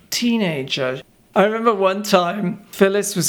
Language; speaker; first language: English; native; English